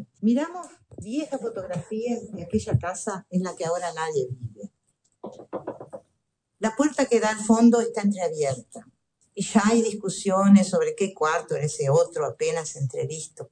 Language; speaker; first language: Spanish; native; Spanish